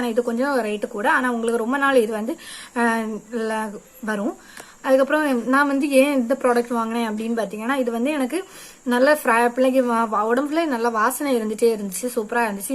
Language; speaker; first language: Tamil; native; Tamil